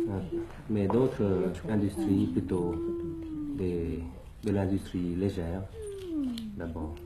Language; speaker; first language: French; early bilingual, other home language; Thai